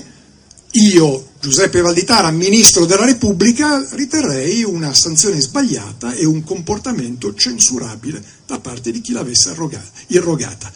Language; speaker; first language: Italian; native; Italian